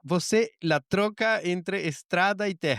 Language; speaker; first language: Portuguese; non-native, learner; Spanish